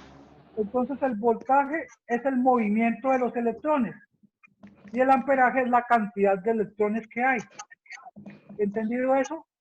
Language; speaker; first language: Spanish; native; Spanish